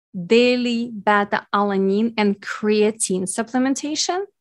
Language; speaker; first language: English; non-native, fluent; Ukrainian